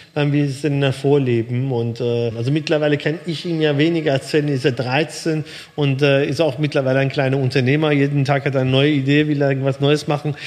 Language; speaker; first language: German; early bilingual, other home language; Persian